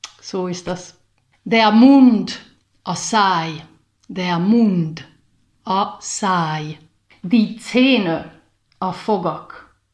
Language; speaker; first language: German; non-native, learner; Hungarian